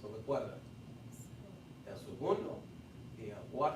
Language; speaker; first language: Spanish; non-native, fluent; English